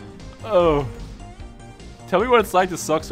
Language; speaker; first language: English; native; English